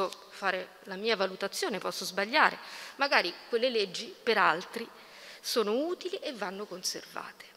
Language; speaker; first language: Italian; native; Italian